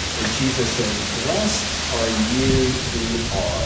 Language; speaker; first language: English; native; English